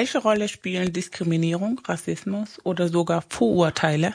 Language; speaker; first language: German; non-native, fluent; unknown